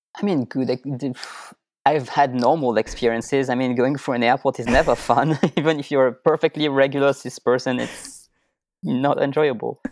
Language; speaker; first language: English; non-native, fluent; French